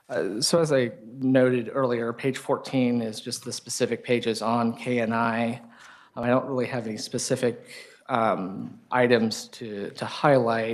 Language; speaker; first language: English; native; English